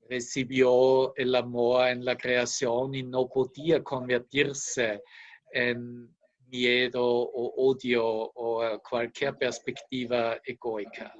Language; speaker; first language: Spanish; non-native, fluent; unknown